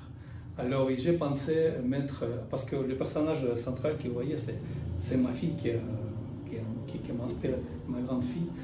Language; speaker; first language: French; non-native, fluent; Russian